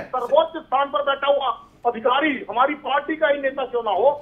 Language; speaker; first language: Hindi; native; Hindi